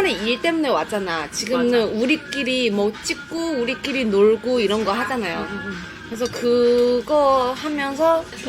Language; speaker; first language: Korean; non-native, fluent; Chinese